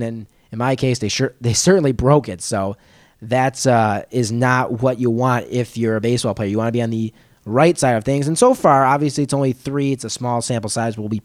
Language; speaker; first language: English; native; English